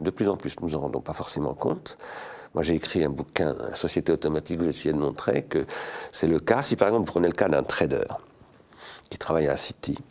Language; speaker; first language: French; native; French